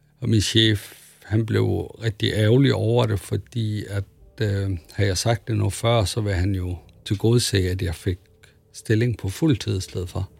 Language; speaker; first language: Danish; early bilingual, other home language; Arabic